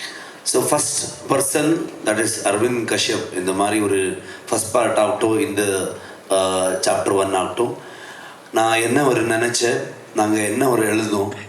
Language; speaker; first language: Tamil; non-native, local second language; Kannada